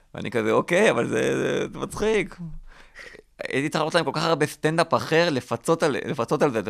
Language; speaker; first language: Hebrew; native; Hebrew